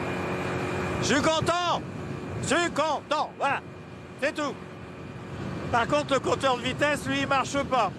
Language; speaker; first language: French; native; French